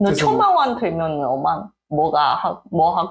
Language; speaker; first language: Korean; non-native, learner; Chinese